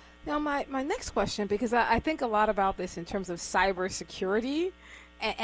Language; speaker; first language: English; native; English